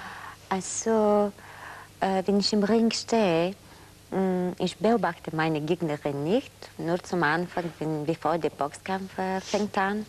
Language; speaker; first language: German; non-native, fluent; Bulgarian